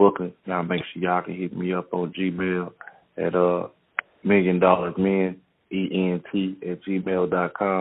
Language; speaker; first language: English; native; English